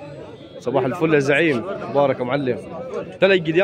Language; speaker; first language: Arabic; native; Arabic